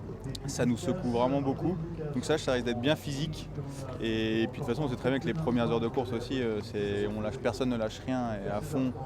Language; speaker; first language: French; native; French